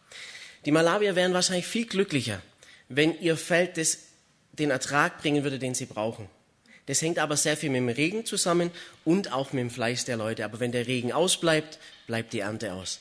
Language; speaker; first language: German; native; German